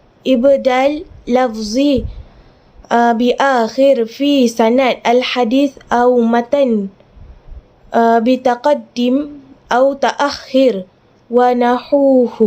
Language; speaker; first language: Arabic; non-native, learner; Malay